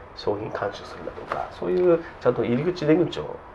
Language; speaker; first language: Japanese; native; Japanese